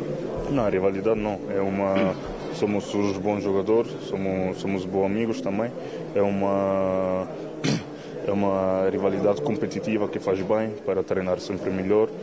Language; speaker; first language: Portuguese; non-native, fluent; Italian